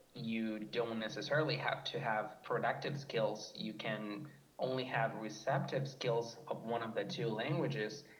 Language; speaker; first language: English; non-native, fluent; Spanish